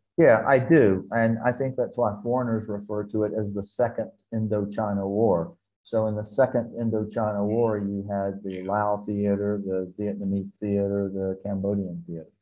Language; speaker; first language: English; native; English